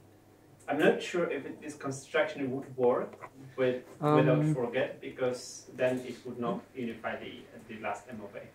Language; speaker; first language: English; non-native, fluent; Polish